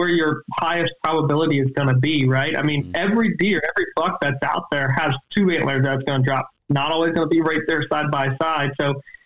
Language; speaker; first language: English; native; English